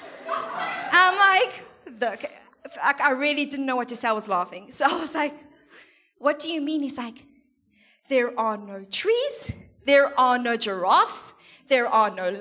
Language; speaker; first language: English; native; English